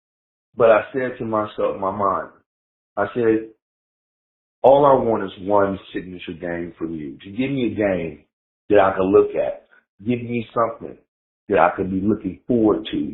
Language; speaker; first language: English; native; English